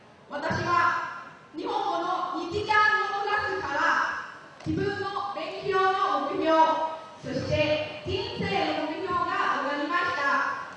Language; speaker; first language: Japanese; non-native, learner; Lao